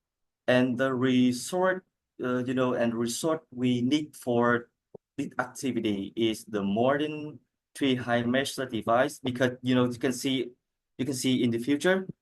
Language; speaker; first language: English; non-native, learner; Vietnamese